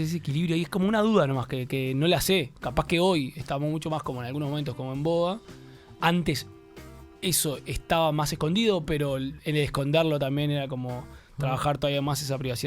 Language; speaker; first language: Spanish; native; Spanish